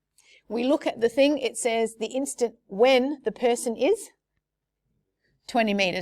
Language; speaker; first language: English; native; English